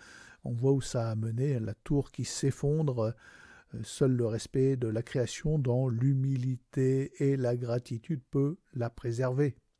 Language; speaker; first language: French; native; French